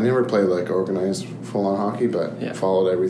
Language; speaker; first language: English; native; English